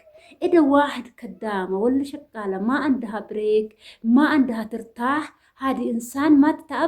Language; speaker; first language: Arabic; non-native, learner; Oromo